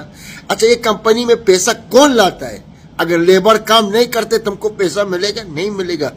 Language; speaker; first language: Hindi; non-native, fluent; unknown